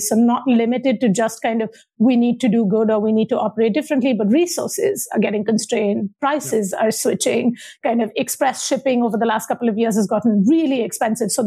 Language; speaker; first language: English; non-native, local second language; Hindi